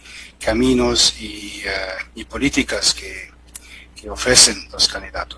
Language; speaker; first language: Spanish; non-native, fluent; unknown